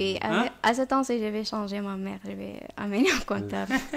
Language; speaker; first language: French; non-native, fluent; Arabic